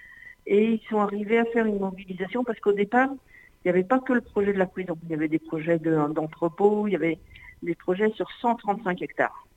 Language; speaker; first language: French; native; French